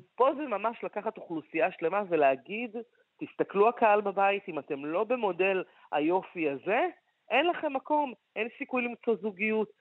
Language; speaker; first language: Hebrew; early bilingual, other home language; Arabic